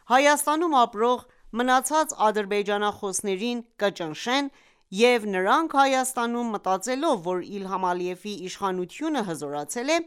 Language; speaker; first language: Armenian; early bilingual, heritage; Armenian